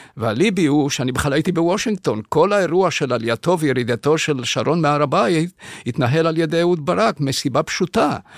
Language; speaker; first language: Hebrew; early bilingual, other home language; Spanish